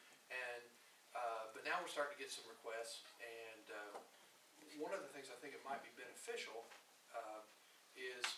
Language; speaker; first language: English; native; English